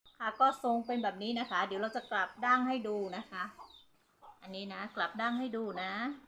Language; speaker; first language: Thai; non-native, local second language; Hmong